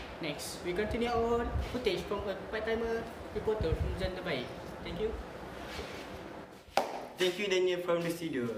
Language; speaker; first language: English; non-native, learner; Malay